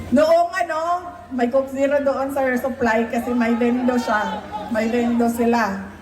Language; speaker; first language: Filipino; non-native, local second language; Cebuano